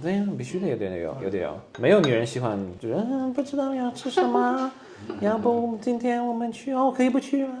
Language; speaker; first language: Chinese; non-native, fluent; Polish